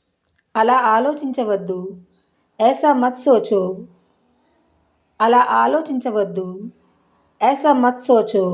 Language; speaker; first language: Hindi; non-native, local second language; Telugu